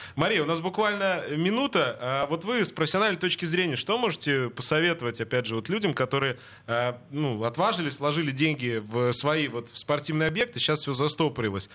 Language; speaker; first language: Russian; native; Russian